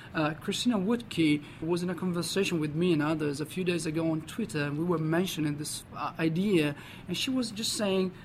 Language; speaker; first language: English; non-native, fluent; Italian